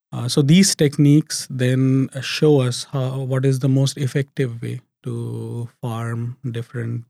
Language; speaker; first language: English; non-native, local second language; Hindi